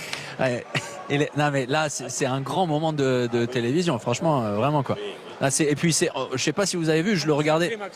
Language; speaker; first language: French; native; French